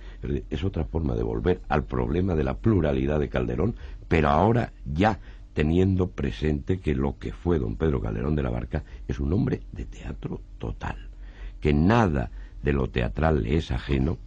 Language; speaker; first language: Spanish; native; Spanish